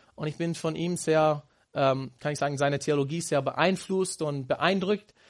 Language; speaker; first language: German; non-native, fluent; English